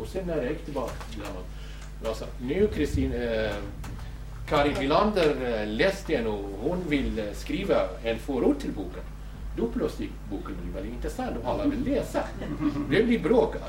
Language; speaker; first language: Swedish; non-native, fluent; Kurdish